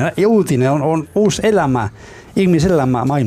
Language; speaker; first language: Finnish; non-native, fluent; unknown